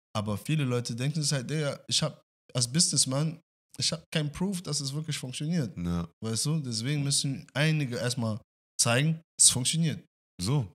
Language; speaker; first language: German; non-native, fluent; French